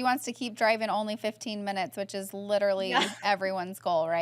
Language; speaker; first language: English; native; English